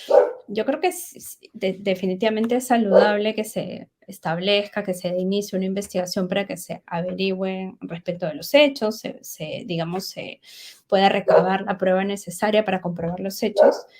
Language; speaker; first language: Spanish; native; Spanish